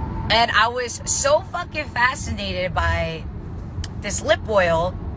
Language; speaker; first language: English; early bilingual, other home language; Korean